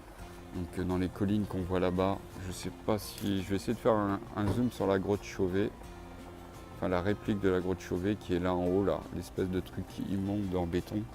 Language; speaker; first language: French; native; French